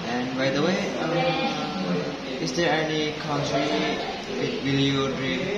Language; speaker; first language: English; non-native, learner; Indonesian